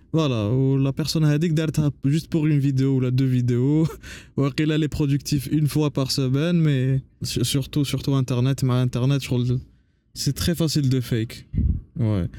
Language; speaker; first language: French; non-native, local second language; Arabic